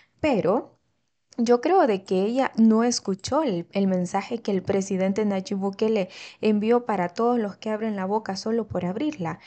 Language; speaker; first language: Spanish; native; Spanish